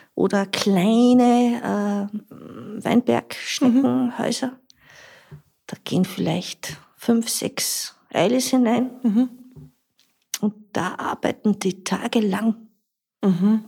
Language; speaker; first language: German; native; German